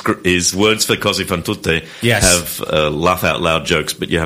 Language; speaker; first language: English; native; English